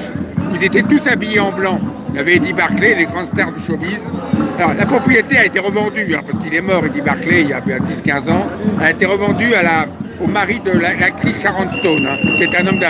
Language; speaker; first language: French; native; French